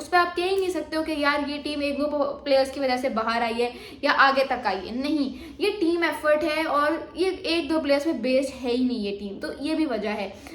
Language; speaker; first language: Urdu; non-native, local second language; Sindhi